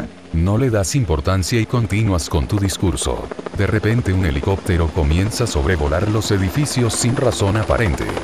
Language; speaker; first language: Spanish; native; Spanish